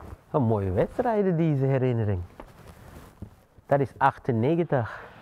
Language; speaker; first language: Dutch; non-native, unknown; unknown